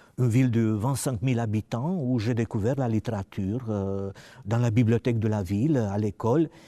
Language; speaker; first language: French; non-native, fluent; Romanian